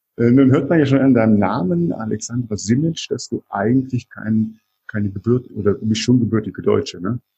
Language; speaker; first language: German; native; German